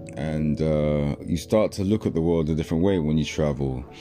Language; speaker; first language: English; native; English